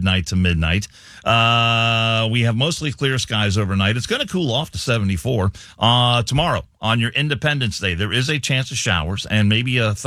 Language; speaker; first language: English; native; English